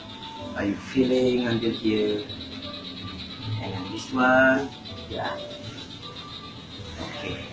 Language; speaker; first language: English; non-native, learner; Indonesian